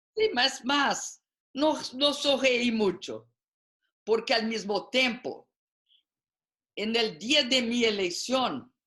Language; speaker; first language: Spanish; non-native, learner; Portuguese